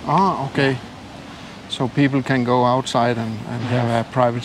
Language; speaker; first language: English; non-native, learner; Swedish